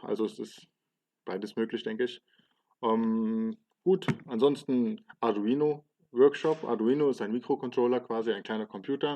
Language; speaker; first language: German; early bilingual, other home language; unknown